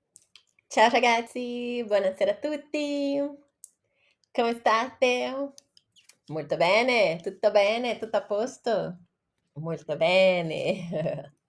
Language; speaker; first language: Italian; non-native, fluent; Portuguese